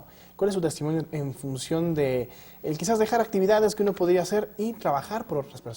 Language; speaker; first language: Spanish; native; Spanish